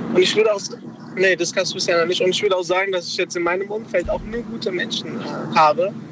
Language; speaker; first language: German; early bilingual, other home language; Spanish